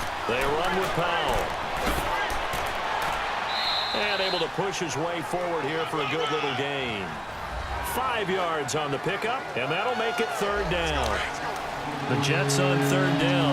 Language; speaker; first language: English; native; English